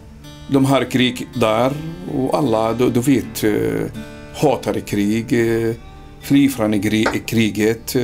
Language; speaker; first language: Swedish; non-native, learner; Arabic